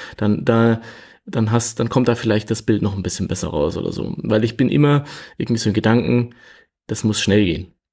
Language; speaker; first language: German; native; German